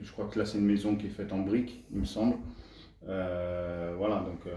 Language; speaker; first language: French; native; French